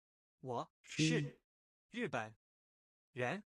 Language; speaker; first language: Chinese; non-native, learner; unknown